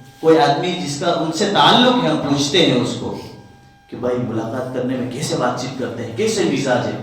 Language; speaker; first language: Urdu; non-native, local second language; Gujarati